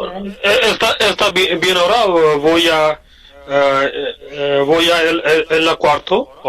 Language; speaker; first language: Spanish; non-native, learner; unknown